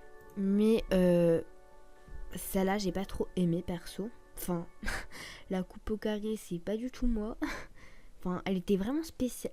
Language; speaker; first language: French; native; French